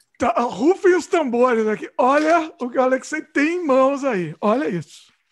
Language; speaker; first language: Portuguese; native; Portuguese